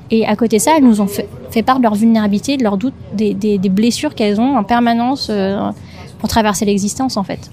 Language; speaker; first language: French; native; French